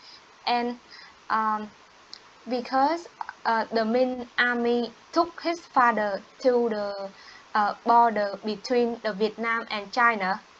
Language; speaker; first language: English; non-native, learner; Vietnamese